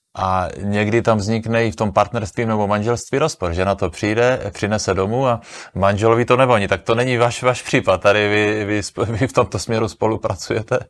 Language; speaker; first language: Czech; native; Czech